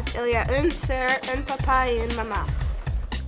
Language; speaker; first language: French; non-native, learner; English